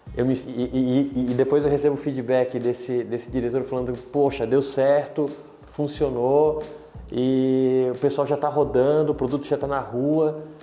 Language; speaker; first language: Portuguese; native; Portuguese